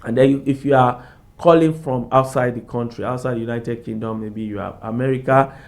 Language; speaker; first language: English; non-native, local second language; Yoruba